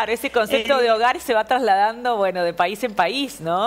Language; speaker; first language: Spanish; native; Spanish